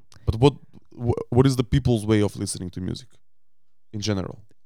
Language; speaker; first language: English; non-native, fluent; Macedonian